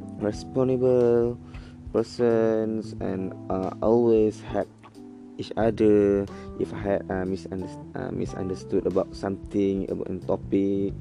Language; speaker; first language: English; non-native, learner; Malay